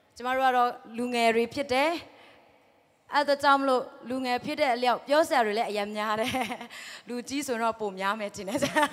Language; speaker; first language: Burmese; non-native, local second language; Tedim Chin